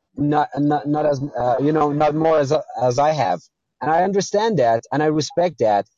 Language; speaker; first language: English; non-native, fluent; Persian